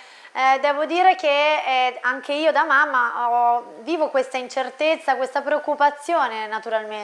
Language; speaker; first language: Italian; native; Italian